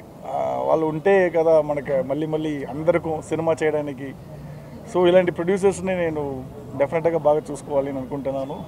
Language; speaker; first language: Telugu; non-native, fluent; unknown